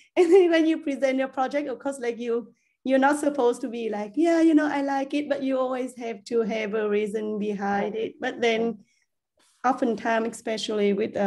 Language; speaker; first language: English; non-native, fluent; Vietnamese